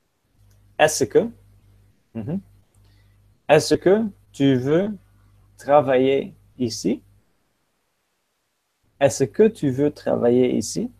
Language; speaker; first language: French; non-native, fluent; Dutch